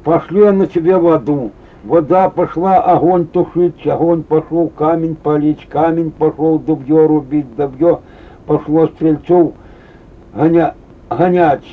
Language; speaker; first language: Russian; native; Russian